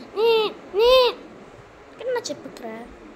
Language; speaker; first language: Hindi; native; Hindi